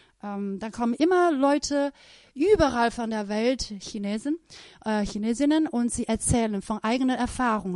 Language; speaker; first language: German; non-native, fluent; Persian